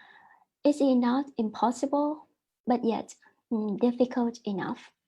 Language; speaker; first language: English; non-native, learner; Vietnamese